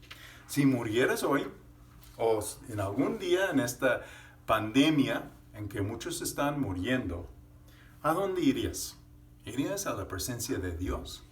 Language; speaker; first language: Spanish; non-native, fluent; English